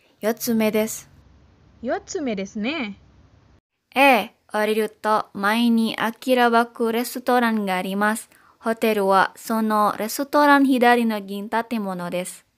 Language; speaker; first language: Japanese; non-native, learner; Indonesian